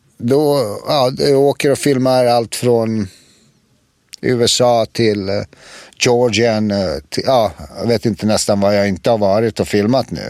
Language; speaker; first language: Swedish; early bilingual, other home language; Serbian